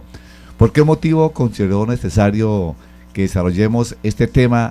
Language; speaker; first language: Spanish; native; Spanish